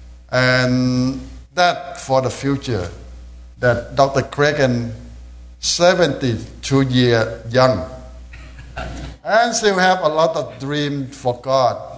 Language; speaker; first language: English; non-native, fluent; Thai